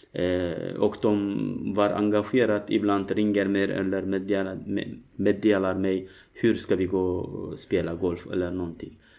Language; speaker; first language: Swedish; non-native, learner; Turkish